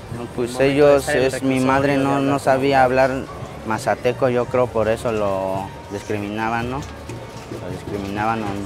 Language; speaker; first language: Spanish; early bilingual, other home language; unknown